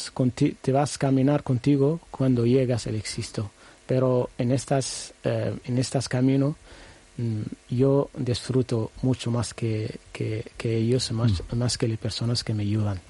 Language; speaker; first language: Spanish; non-native, learner; Arabic